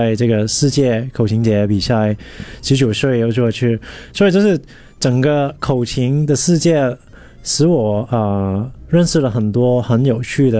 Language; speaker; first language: Chinese; non-native, local second language; Cantonese